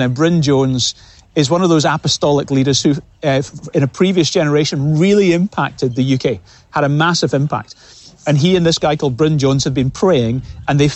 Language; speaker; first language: English; native; English